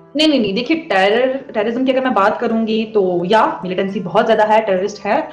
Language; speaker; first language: Hindi; non-native, local second language; Kashmiri